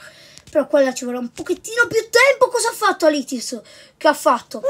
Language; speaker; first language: Italian; native; Italian